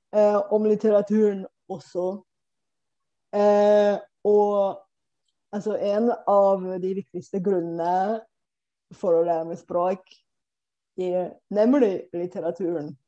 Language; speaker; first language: Norwegian; non-native, fluent; Bulgarian